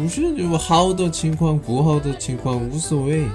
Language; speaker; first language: Chinese; non-native, learner; Korean